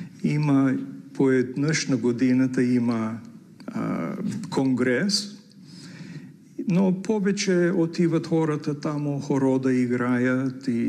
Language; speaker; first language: Bulgarian; early bilingual, heritage; Bulgarian